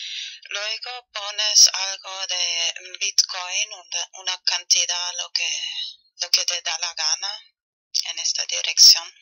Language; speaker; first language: Spanish; non-native, fluent; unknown